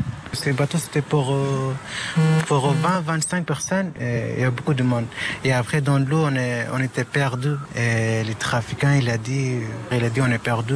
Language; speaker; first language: French; non-native, learner; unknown